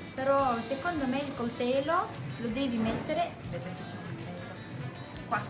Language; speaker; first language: Italian; native; Italian